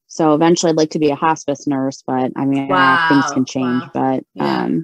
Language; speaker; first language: English; native; English